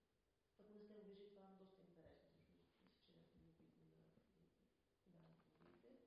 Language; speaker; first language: Bulgarian; native; Bulgarian